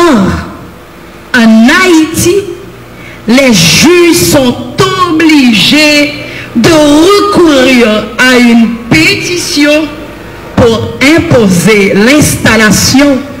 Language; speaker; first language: French; non-native, local second language; Haitian Creole